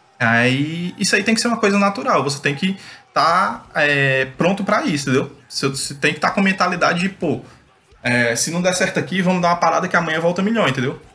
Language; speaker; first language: Portuguese; native; Portuguese